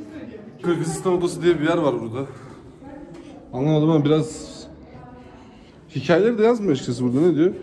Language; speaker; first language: Turkish; native; Turkish